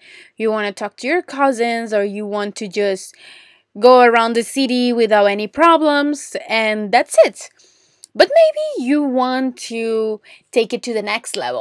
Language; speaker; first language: English; non-native, fluent; Spanish